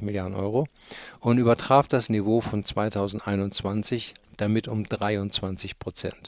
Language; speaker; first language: German; native; German